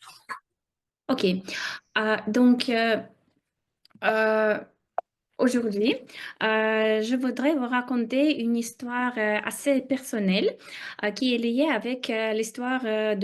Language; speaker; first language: French; non-native, fluent; Russian